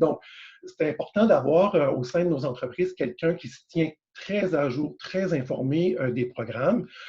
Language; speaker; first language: French; native; French